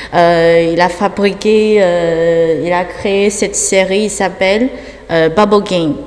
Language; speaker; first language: French; non-native, fluent; Chinese